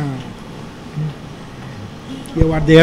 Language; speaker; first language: Dutch; native; Dutch